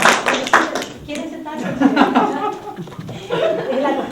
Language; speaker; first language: Spanish; early bilingual, heritage; Spanish